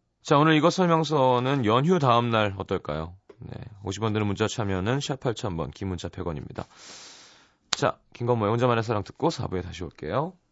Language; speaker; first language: Korean; native; Korean